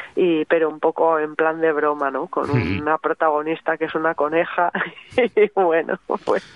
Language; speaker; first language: Spanish; native; Spanish